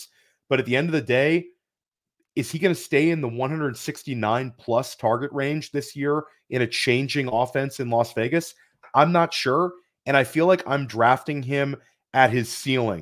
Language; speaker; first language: English; native; English